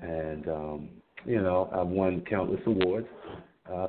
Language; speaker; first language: English; native; English